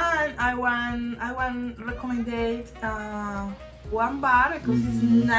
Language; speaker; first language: English; non-native, learner; Spanish